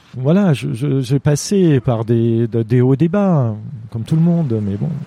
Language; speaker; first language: French; non-native, fluent; Armenian